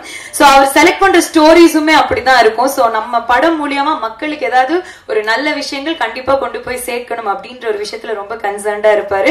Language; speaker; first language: Tamil; native; Tamil